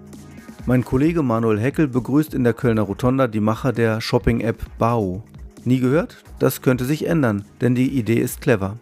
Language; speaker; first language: German; native; German